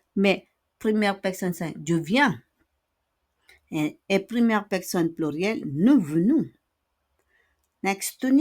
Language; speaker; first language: French; non-native, fluent; Filipino